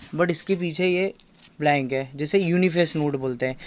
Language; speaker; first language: Hindi; native; Hindi